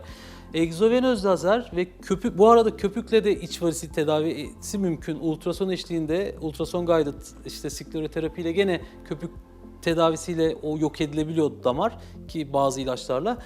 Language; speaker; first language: Turkish; native; Turkish